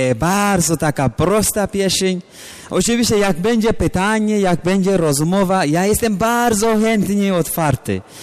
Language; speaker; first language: Polish; non-native, learner; Amharic